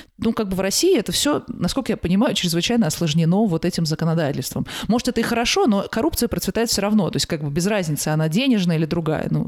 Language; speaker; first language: Russian; native; Russian